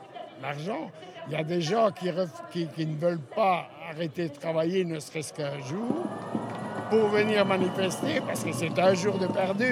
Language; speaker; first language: French; early bilingual, other home language; Spanish